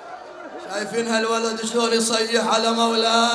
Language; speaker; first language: Arabic; native; Arabic